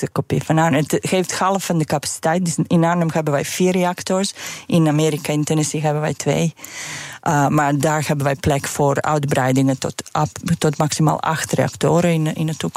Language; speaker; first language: Dutch; non-native, fluent; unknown